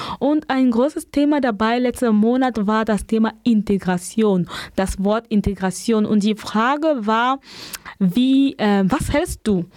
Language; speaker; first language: German; non-native, fluent; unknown